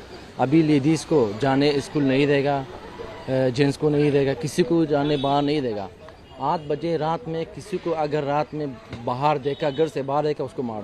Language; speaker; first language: Hindi; non-native, learner; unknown